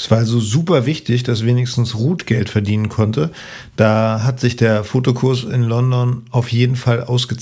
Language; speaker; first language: German; native; German